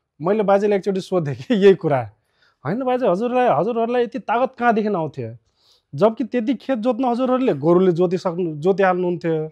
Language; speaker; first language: Nepali; non-native, local second language; Rana Tharu